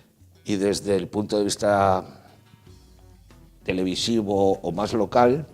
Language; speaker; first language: Spanish; native; Spanish